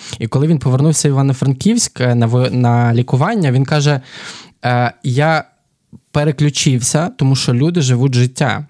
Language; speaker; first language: Ukrainian; native; Ukrainian